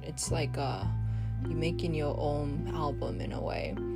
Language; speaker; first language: English; non-native, fluent; Japanese